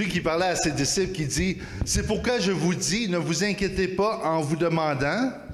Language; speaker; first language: French; native; French